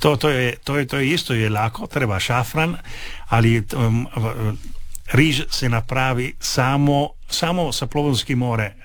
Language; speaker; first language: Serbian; early bilingual, heritage; Italian